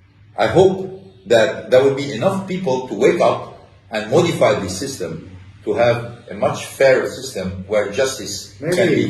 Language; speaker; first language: English; non-native, fluent; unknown